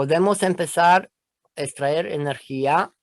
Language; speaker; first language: Spanish; non-native, learner; Romanian